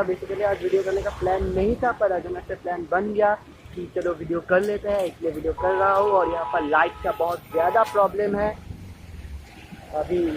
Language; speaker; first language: Hindi; non-native, local second language; Bangla